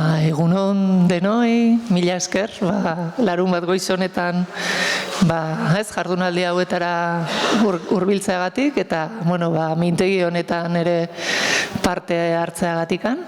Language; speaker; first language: Basque; native; Basque